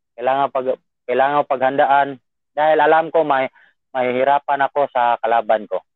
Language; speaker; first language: Filipino; non-native, local second language; Cebuano